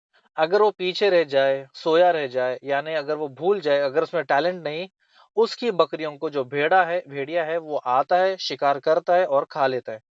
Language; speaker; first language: Urdu; native; Urdu